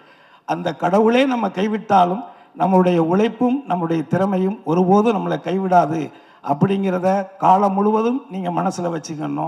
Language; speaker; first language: Tamil; native; Tamil